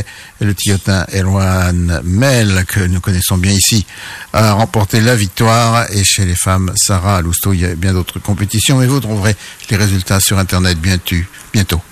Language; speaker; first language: French; native; French